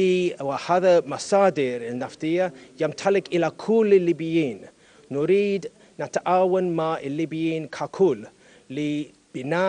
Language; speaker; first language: Arabic; non-native, learner; English